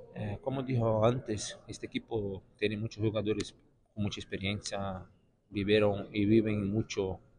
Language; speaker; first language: Spanish; non-native, learner; Portuguese